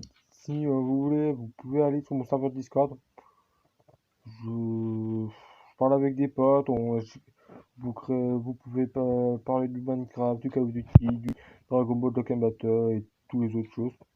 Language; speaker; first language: French; native; French